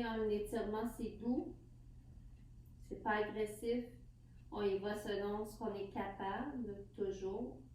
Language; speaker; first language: French; native; French